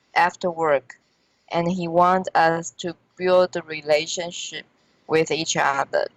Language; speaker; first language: English; non-native, learner; Chinese